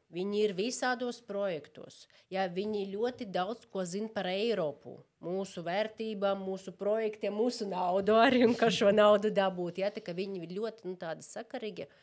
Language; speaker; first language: Latvian; non-native, local second language; Russian